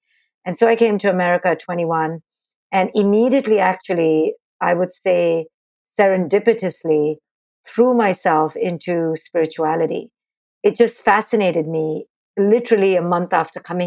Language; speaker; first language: English; non-native, local second language; Hindi